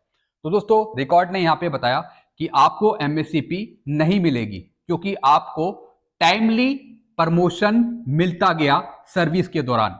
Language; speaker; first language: Hindi; native; Hindi